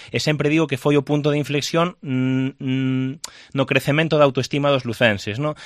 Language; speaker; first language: Galician; native; Galician